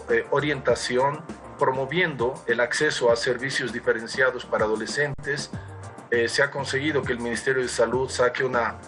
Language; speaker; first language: Spanish; native; Spanish